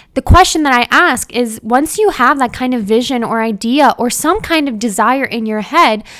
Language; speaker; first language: English; early bilingual, other home language; Hindi